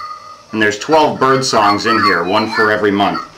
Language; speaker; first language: English; native; English